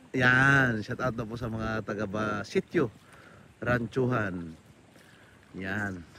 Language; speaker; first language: Filipino; native; Filipino